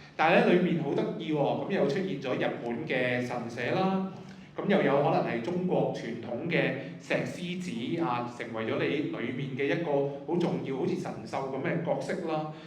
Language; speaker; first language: Cantonese; native; Cantonese